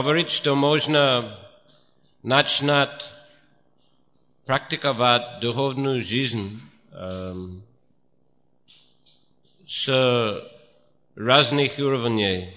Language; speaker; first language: Russian; non-native, fluent; English